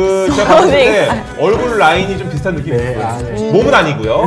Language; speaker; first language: Korean; native; Korean